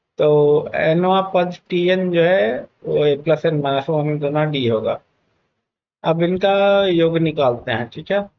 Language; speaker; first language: Hindi; native; Hindi